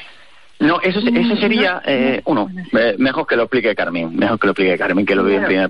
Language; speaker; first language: Spanish; native; Spanish